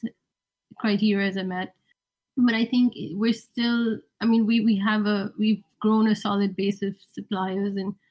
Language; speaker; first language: English; non-native, local second language; Hindi